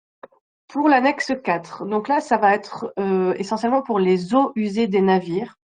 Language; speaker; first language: French; native; French